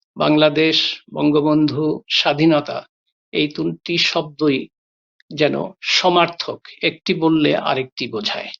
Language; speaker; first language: Bangla; native; Bangla